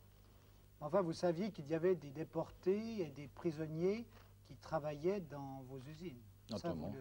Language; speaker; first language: French; native; French